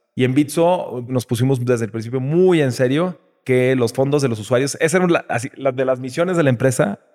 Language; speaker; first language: Spanish; native; Spanish